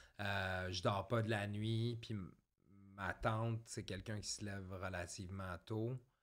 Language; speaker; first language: French; native; French